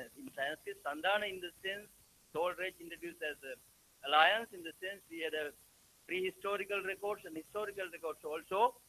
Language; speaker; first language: English; non-native, local second language; Sinhala